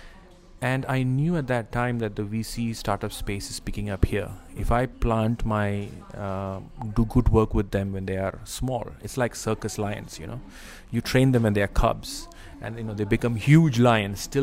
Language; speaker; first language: English; non-native, local second language; Malayalam